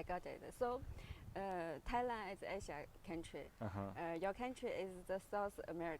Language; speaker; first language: English; non-native, learner; Chinese